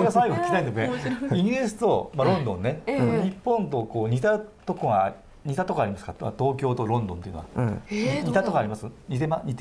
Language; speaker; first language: Japanese; native; Japanese